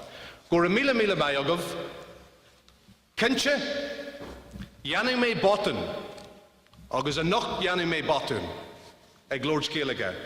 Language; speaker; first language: Irish; non-native, learner; English